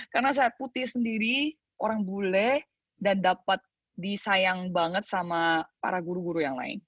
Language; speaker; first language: Indonesian; early bilingual, other home language; Korean